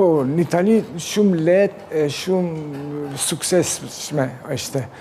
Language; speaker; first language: Albanian; early bilingual, heritage; Turkish